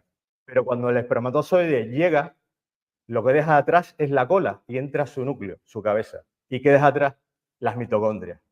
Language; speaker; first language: Spanish; native; Spanish